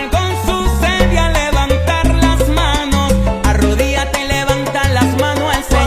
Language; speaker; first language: Spanish; native; Spanish